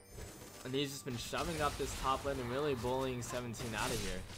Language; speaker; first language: English; native; English